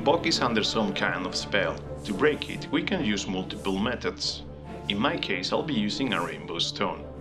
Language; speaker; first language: English; non-native, fluent; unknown